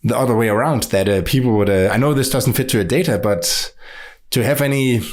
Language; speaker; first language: English; non-native, fluent; Danish